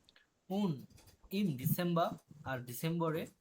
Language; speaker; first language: German; non-native, learner; Bangla